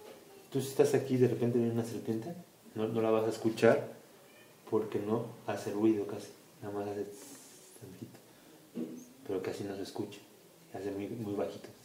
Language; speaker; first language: Spanish; native; Spanish